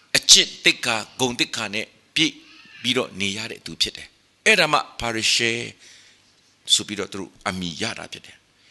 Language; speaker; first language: Burmese; non-native, local second language; Kachin